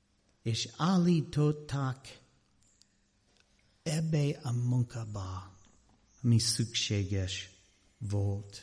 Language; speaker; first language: Hungarian; non-native, learner; English